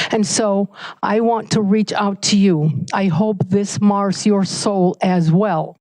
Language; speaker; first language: English; early bilingual, other home language; Arabic